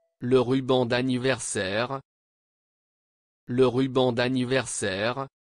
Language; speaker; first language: French; non-native, fluent; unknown